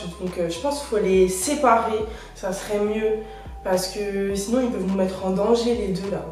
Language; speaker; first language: French; native; French